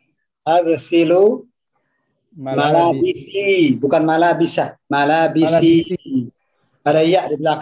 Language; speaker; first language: Indonesian; native; Indonesian